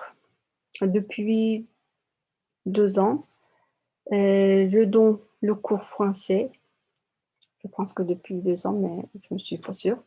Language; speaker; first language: French; non-native, learner; Turkish